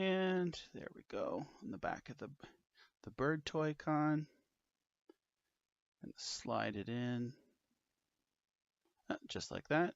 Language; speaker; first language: English; native; English